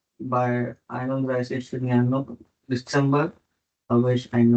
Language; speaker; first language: German; non-native, learner; Hindi